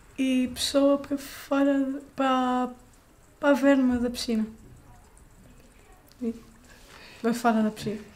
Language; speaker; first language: Portuguese; early bilingual, heritage; Portuguese